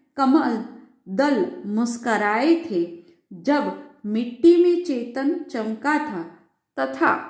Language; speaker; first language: Hindi; non-native, local second language; Gujarati